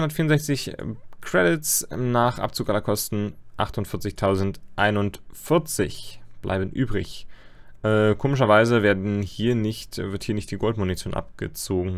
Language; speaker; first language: German; native; German